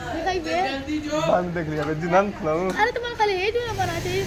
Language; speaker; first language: Hindi; native; Hindi